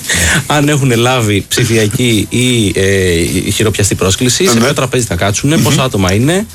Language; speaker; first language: Greek; native; Greek